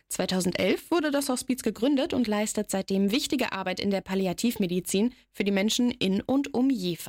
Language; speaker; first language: German; native; German